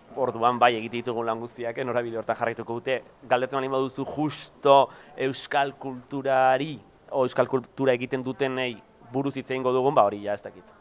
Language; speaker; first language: Basque; native; Basque